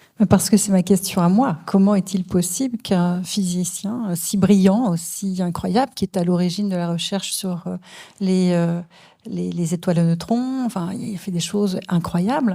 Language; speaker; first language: French; native; French